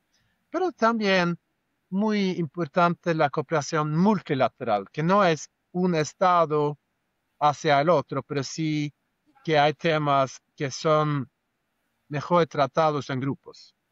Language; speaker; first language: Spanish; non-native, fluent; Norwegian